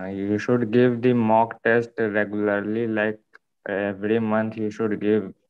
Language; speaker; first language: English; non-native, local second language; Hindi